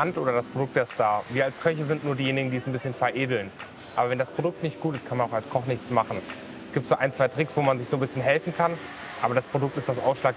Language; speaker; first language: German; native; German